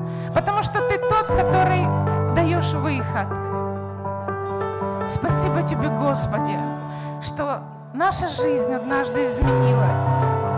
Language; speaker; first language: Russian; native; Russian